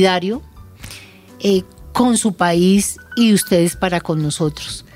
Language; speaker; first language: Spanish; native; Spanish